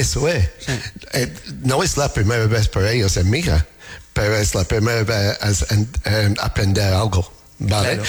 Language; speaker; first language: Spanish; non-native, learner; English